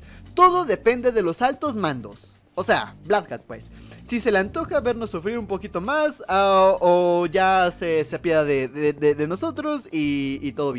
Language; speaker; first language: Spanish; native; Spanish